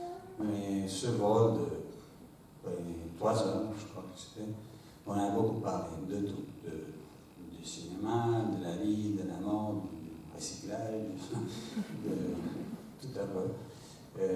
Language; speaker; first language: French; non-native, fluent; English